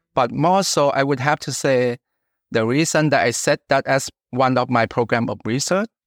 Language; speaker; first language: English; non-native, fluent; Thai